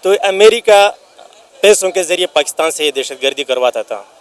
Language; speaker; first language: Hindi; non-native, local second language; Pashto